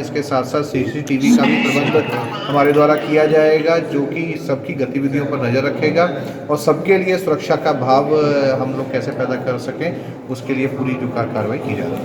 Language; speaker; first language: Hindi; native; Hindi